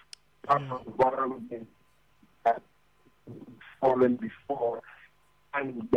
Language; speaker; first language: English; non-native, local second language; Yoruba